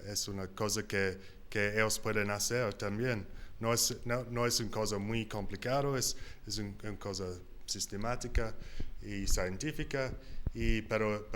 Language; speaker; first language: Spanish; non-native, learner; English